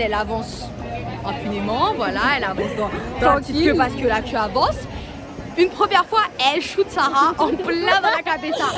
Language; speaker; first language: French; native; French